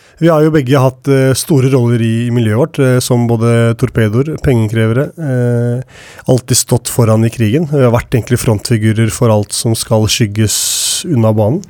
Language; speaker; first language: Norwegian; native; Norwegian